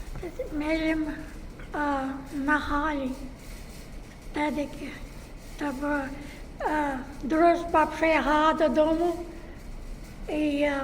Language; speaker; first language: Polish; early bilingual, heritage; Polish